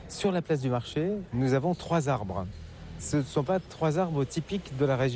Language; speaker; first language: French; native; French